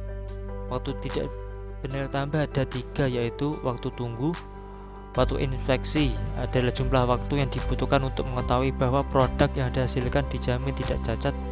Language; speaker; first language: Indonesian; native; Indonesian